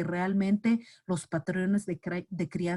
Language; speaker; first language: Spanish; native; Spanish